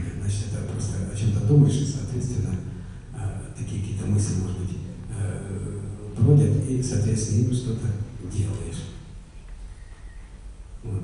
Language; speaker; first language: Russian; native; Russian